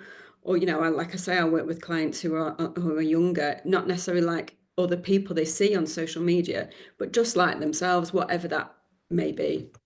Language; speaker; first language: English; native; English